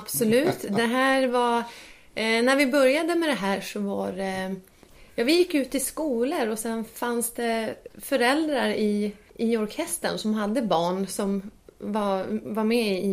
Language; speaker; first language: Swedish; native; Swedish